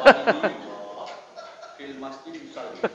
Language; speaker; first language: Arabic; non-native, learner; Indonesian